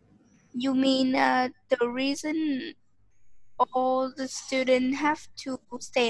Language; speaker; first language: English; non-native, learner; Vietnamese